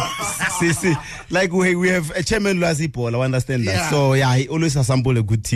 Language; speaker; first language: English; non-native, local second language; Tswana